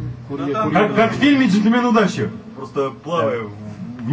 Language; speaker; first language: Russian; native; Russian